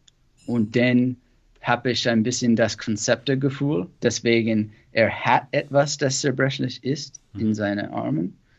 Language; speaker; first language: German; non-native, learner; English